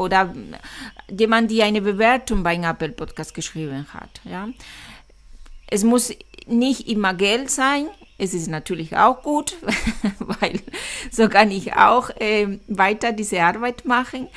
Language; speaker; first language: German; non-native, fluent; Spanish